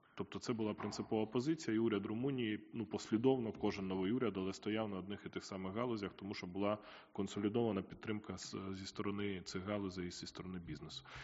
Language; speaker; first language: Ukrainian; native; Ukrainian